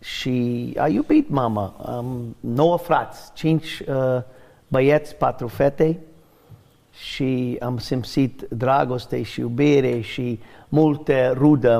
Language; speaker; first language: Romanian; non-native, learner; English